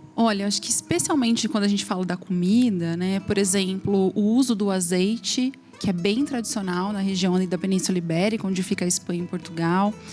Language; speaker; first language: Portuguese; native; Portuguese